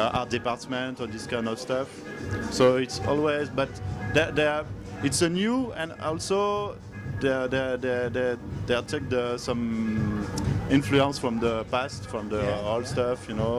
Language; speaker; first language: English; non-native, learner; French